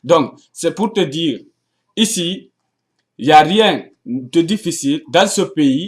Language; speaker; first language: French; non-native, local second language; Arabic